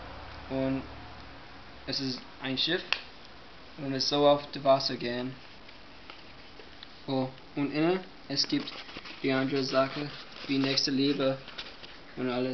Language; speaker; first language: German; non-native, learner; English